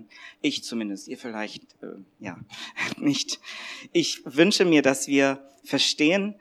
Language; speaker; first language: German; native; German